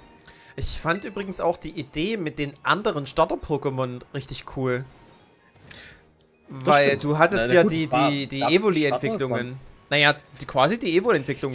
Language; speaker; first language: German; native; German